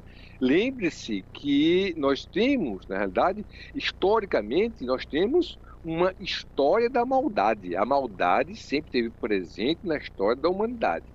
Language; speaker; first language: Portuguese; native; Portuguese